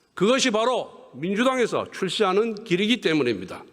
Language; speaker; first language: Korean; native; Korean